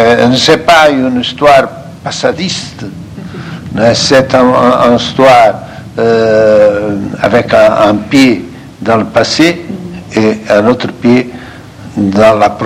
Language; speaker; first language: French; non-native, fluent; Portuguese